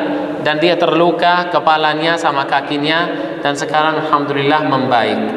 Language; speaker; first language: Indonesian; non-native, fluent; Arabic